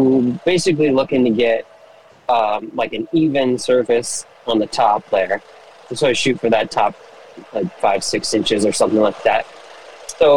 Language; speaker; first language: English; native; English